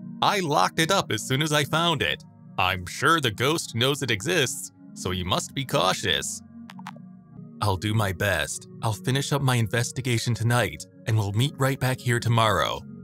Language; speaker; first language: English; native; English